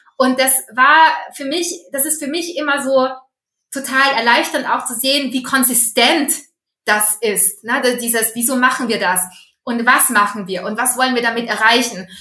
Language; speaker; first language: German; early bilingual, other home language; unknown